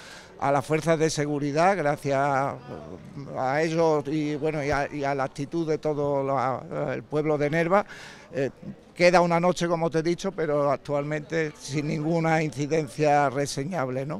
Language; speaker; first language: Spanish; native; Spanish